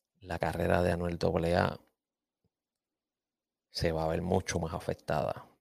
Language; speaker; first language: Spanish; native; Spanish